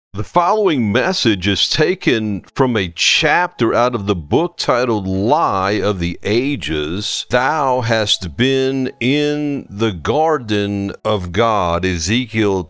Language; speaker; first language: English; native; English